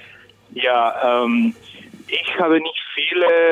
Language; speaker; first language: German; non-native, learner; Spanish